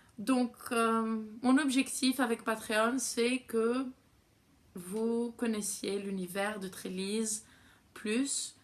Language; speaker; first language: French; non-native, fluent; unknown